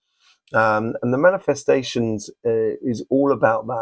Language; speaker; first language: English; native; English